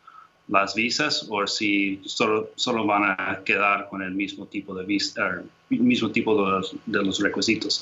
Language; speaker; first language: Spanish; non-native, fluent; English